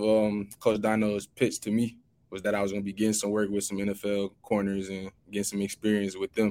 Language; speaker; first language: English; native; English